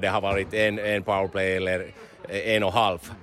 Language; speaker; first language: Swedish; non-native, learner; Finnish